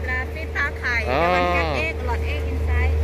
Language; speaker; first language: English; non-native, learner; Thai